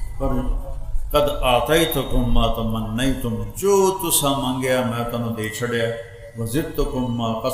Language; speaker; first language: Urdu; non-native, local second language; Punjabi